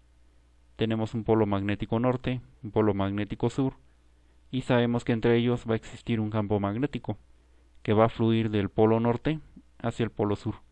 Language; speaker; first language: Spanish; native; Spanish